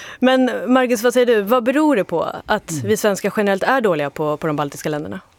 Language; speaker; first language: Swedish; native; Swedish